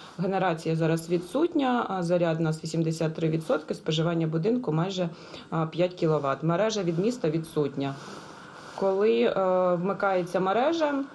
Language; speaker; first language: Ukrainian; native; Ukrainian